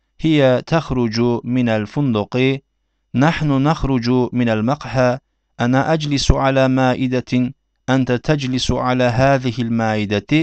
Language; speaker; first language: Arabic; non-native, fluent; Turkish